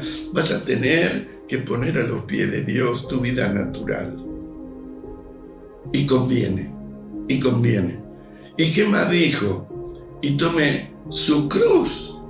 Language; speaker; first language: Spanish; native; Spanish